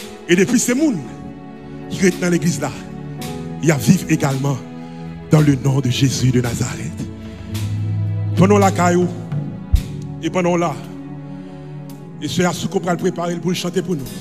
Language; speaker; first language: French; native; French